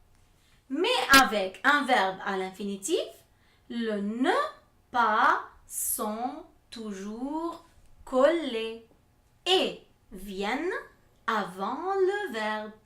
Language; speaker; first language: French; non-native, fluent; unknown